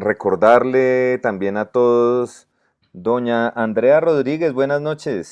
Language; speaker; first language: Spanish; native; Spanish